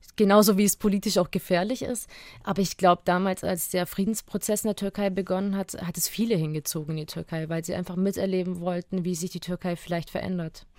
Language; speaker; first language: German; native; German